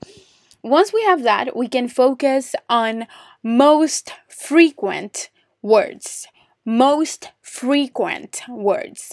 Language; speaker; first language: English; non-native, fluent; Spanish